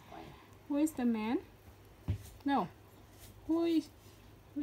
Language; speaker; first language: English; non-native, learner; Vietnamese